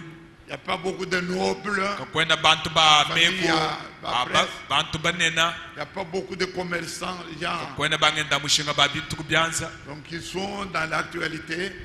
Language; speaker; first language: French; non-native, local second language; Luba-Lulua